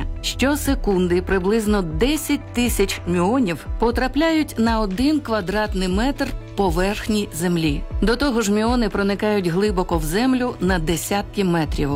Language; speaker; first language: Ukrainian; native; Ukrainian